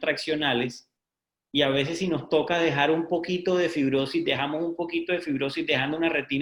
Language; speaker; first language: Spanish; native; Spanish